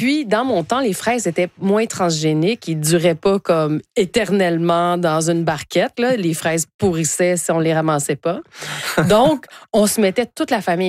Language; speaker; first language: French; native; French